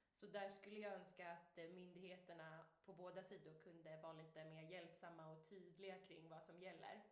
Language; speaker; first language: Swedish; native; Swedish